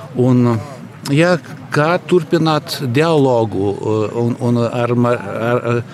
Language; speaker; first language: Latvian; non-native, learner; Lithuanian